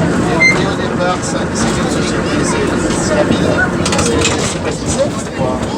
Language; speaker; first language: French; native; French